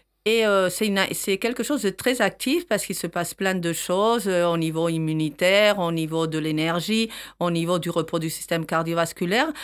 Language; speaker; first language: French; non-native, fluent; Spanish